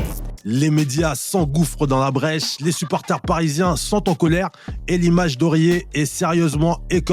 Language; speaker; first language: French; native; French